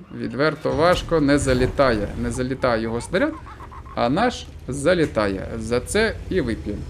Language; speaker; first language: Ukrainian; non-native, local second language; Russian